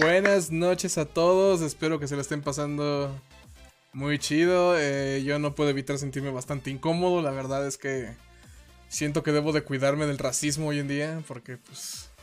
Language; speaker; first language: Spanish; native; Spanish